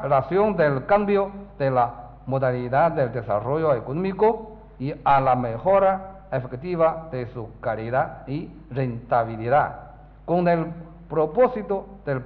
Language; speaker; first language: Spanish; non-native, learner; Chinese